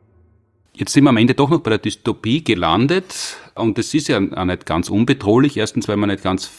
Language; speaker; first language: German; native; German